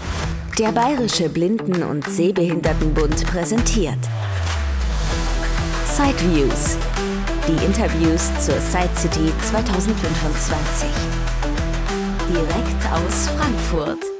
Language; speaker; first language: German; native; German